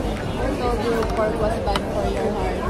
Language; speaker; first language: English; non-native, local second language; Filipino